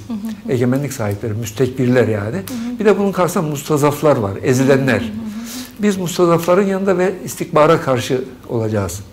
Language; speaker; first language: Turkish; early bilingual, other home language; Uzbek